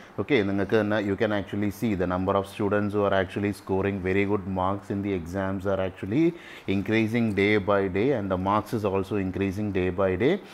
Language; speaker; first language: English; non-native, local second language; Malayalam